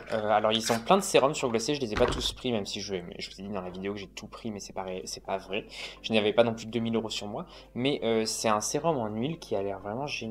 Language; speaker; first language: French; native; French